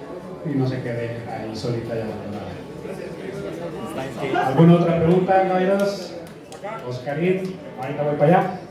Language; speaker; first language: Spanish; native; Spanish